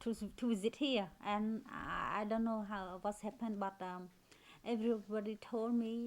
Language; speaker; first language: English; non-native, learner; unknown